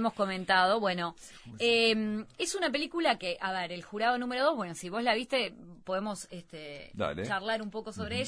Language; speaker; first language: Spanish; native; Spanish